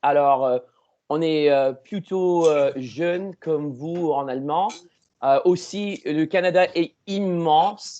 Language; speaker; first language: French; non-native, learner; English